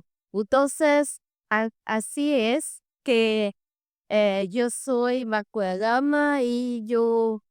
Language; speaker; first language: Spanish; non-native, fluent; Portuguese